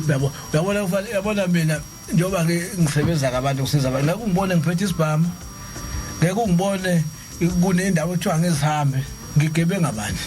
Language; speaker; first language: Zulu; native; Zulu